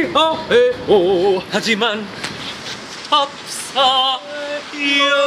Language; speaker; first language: Korean; non-native, learner; English